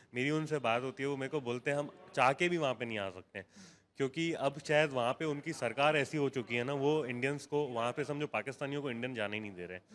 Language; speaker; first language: Hindi; non-native, local second language; Gujarati